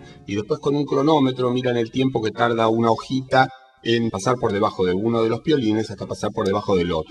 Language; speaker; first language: Spanish; native; Spanish